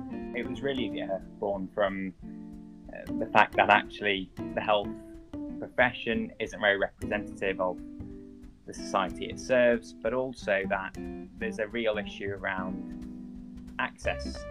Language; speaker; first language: English; native; English